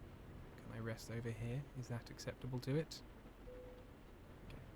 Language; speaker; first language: English; native; English